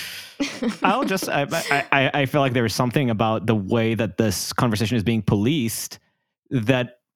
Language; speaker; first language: English; non-native, fluent; Hebrew